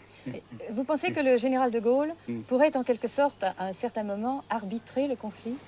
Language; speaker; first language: French; native; French